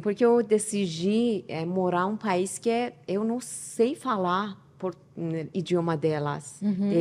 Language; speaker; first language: Portuguese; non-native, learner; Persian